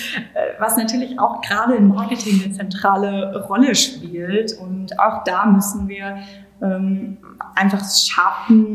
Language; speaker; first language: German; native; German